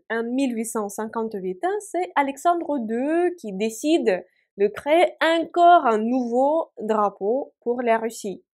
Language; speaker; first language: French; non-native, fluent; Russian